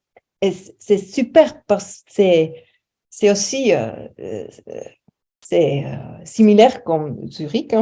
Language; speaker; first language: French; non-native, fluent; German